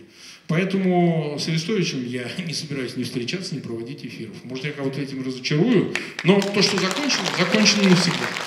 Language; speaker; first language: Russian; native; Russian